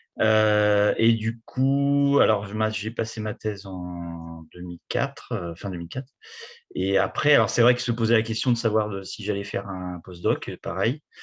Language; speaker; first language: French; native; French